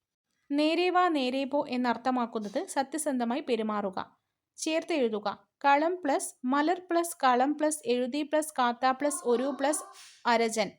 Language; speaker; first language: Malayalam; native; Malayalam